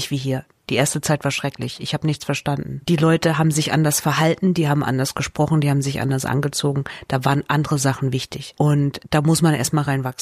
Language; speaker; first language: German; native; German